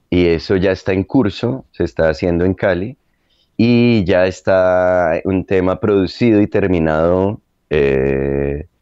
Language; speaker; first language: Spanish; native; Spanish